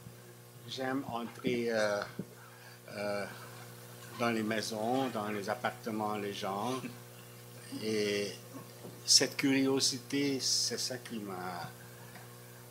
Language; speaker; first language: French; non-native, fluent; Hungarian